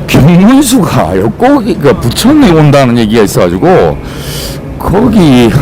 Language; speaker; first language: Korean; native; Korean